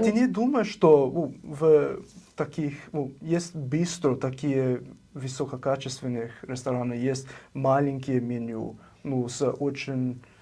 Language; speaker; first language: Russian; non-native, fluent; English